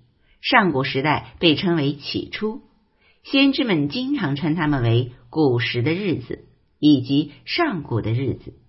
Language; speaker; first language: Chinese; native; Chinese